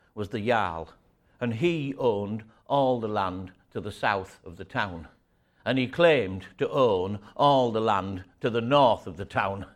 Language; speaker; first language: English; native; English